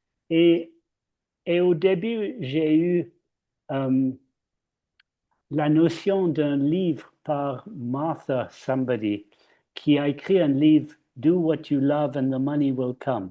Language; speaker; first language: French; non-native, fluent; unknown